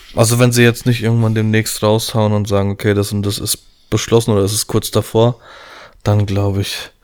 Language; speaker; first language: German; early bilingual, other home language; Polish